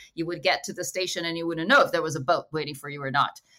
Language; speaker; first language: English; non-native, fluent; Portuguese